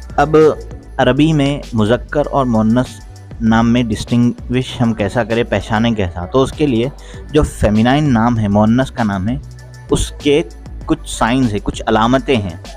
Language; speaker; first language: Urdu; native; Urdu